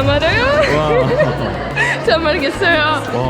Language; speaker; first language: Korean; non-native, learner; Czech